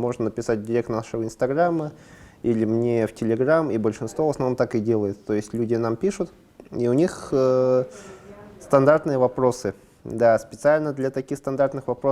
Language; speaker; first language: Russian; native; Russian